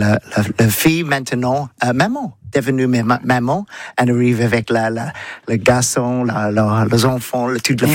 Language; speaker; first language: French; non-native, learner; English